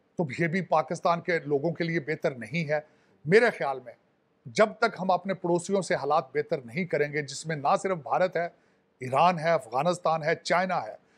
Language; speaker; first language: Urdu; non-native, local second language; Punjabi